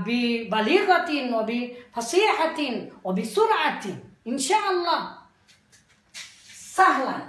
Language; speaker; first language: Arabic; non-native, fluent; Bangla